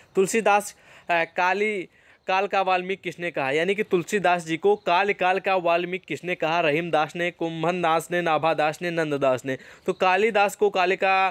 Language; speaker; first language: Hindi; native; Hindi